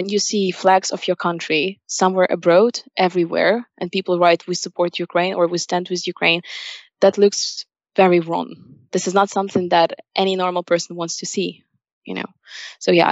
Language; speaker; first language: English; non-native, fluent; Russian